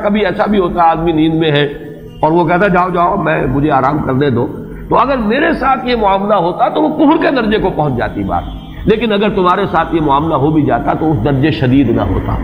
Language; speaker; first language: Urdu; native; Urdu